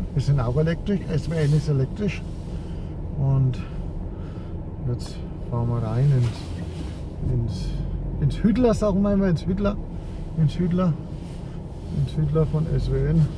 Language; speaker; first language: German; native; German